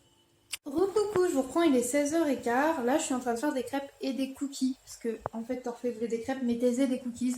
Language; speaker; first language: French; native; French